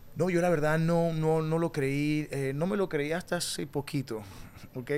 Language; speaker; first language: Spanish; native; Spanish